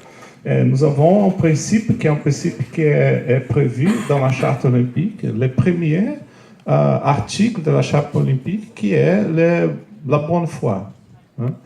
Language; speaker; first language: French; non-native, fluent; Portuguese